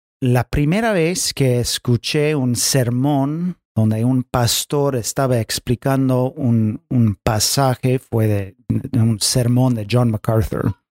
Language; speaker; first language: Spanish; non-native, fluent; English